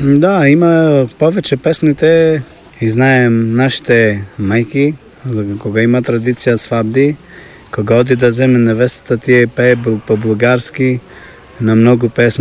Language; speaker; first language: Bulgarian; early bilingual, heritage; Bulgarian